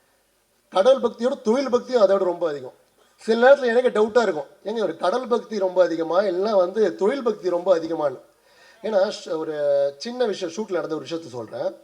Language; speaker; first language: Tamil; native; Tamil